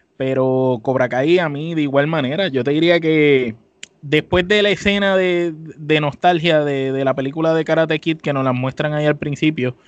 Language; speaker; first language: Spanish; native; Spanish